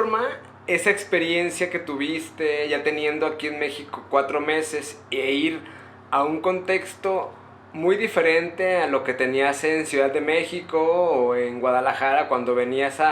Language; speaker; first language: Spanish; native; Spanish